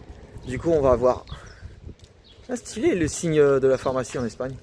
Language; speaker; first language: French; native; French